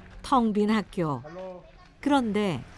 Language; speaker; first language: Korean; native; Korean